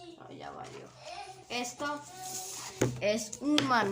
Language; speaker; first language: Spanish; native; Spanish